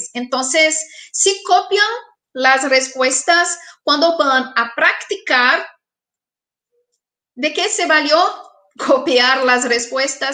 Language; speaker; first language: Spanish; non-native, fluent; Portuguese